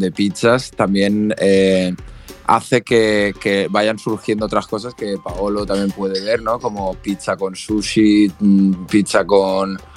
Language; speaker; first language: Spanish; native; Spanish